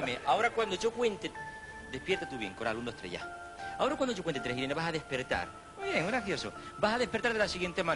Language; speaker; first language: Spanish; native; Spanish